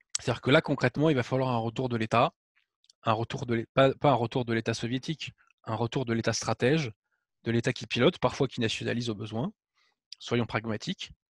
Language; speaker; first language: French; native; French